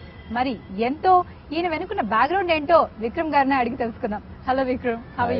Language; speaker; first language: Telugu; native; Telugu